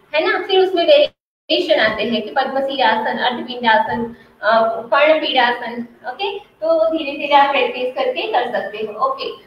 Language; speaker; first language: Hindi; non-native, local second language; Gujarati